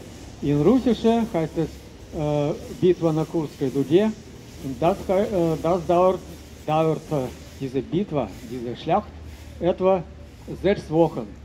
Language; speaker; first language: German; non-native, learner; Russian